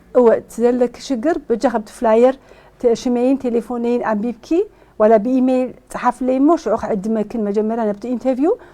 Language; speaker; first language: Tigrinya; early bilingual, heritage; Tigrinya